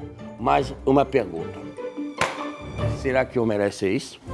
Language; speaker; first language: Portuguese; non-native, fluent; French